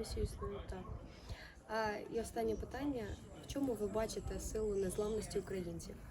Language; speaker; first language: Ukrainian; native; Ukrainian